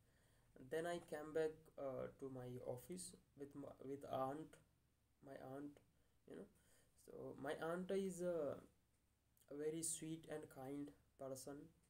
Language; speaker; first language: English; non-native, learner; Hindi